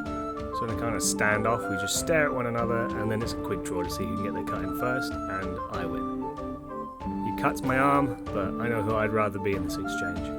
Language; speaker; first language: English; native; English